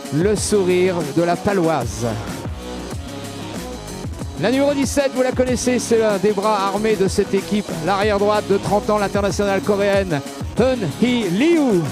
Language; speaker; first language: French; native; French